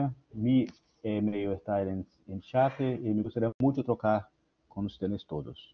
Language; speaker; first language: Spanish; non-native, learner; Portuguese